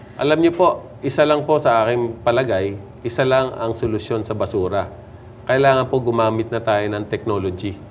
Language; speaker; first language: Filipino; non-native, local second language; Pampanga